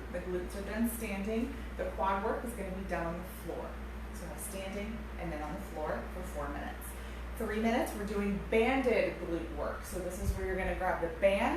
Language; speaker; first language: English; native; English